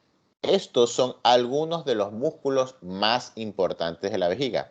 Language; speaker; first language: Spanish; native; Spanish